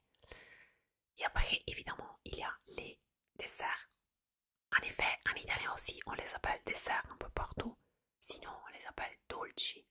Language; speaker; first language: French; non-native, fluent; Italian